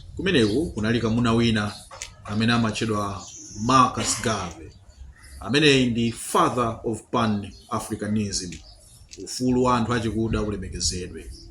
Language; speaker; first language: Nyanja; native; Nyanja